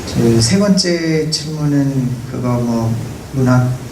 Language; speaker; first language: Korean; non-native, fluent; English